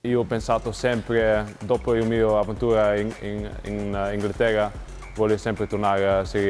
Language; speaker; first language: Italian; non-native, learner; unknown